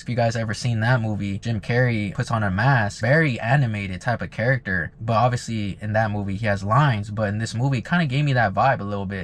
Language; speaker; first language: English; native; English